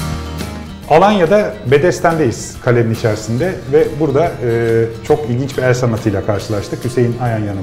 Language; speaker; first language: Turkish; native; Turkish